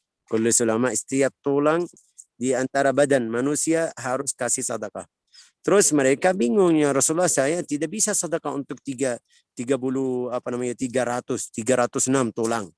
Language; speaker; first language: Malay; non-native, fluent; Arabic